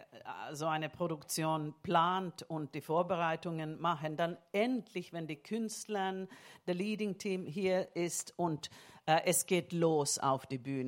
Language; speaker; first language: German; non-native, fluent; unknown